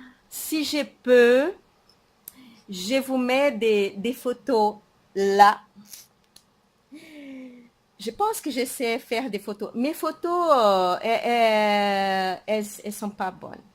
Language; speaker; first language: French; non-native, fluent; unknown